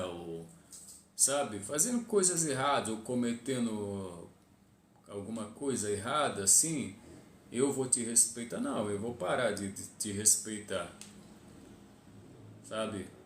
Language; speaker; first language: Portuguese; non-native, fluent; Arabic